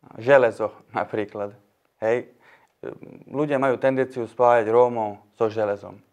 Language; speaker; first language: Slovak; non-native, local second language; Hungarian